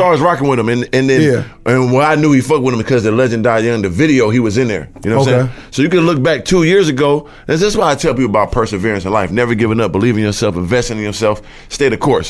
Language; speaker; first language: English; native; English